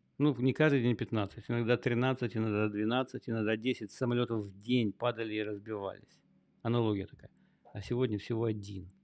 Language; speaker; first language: Russian; native; Russian